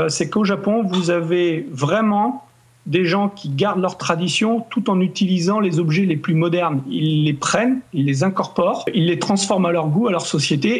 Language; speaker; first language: French; native; French